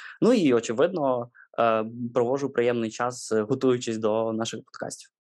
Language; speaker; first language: Ukrainian; native; Ukrainian